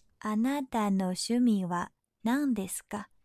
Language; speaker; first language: Japanese; non-native, fluent; Chinese